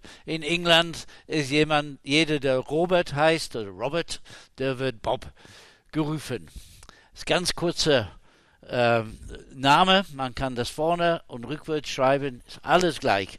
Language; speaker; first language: German; non-native, fluent; English